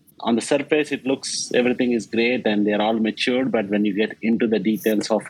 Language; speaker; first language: English; non-native, local second language; Telugu